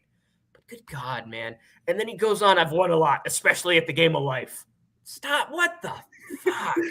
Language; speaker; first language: English; native; English